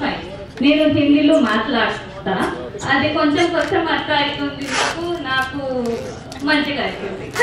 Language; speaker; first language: Telugu; non-native, learner; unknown